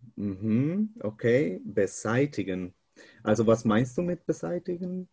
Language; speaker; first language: German; non-native, fluent; Spanish